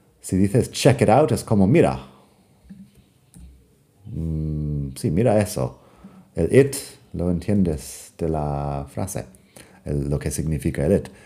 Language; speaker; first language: Spanish; non-native, fluent; English